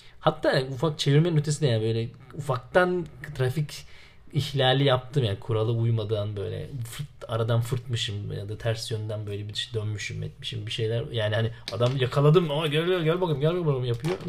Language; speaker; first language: Turkish; native; Turkish